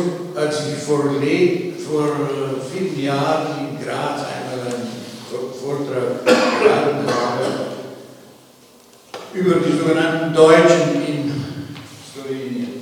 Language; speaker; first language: German; non-native, fluent; Slovenian